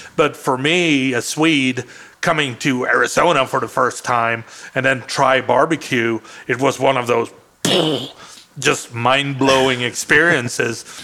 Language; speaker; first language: English; non-native, fluent; Swedish